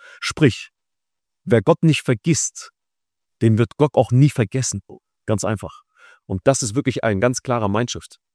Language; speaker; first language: German; early bilingual, other home language; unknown